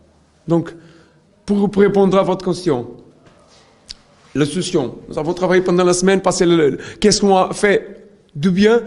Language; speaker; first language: French; non-native, learner; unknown